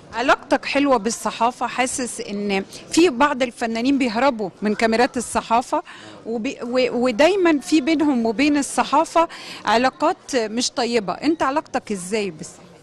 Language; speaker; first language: Egyptian Arabic; native; Egyptian Arabic